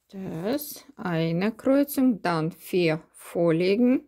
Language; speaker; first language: German; non-native, learner; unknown